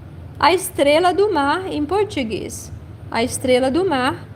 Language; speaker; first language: Portuguese; non-native, fluent; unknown